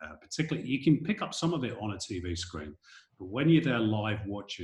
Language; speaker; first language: English; native; English